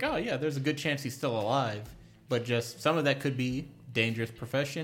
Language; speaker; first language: English; native; English